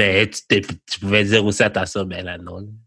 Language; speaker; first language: French; native; French